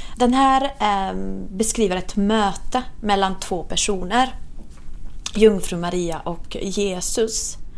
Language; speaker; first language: Swedish; non-native, fluent; Italian